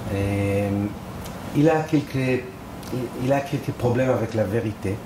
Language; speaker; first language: French; non-native, fluent; Hebrew